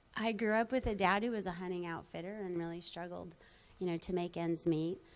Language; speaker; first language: English; native; English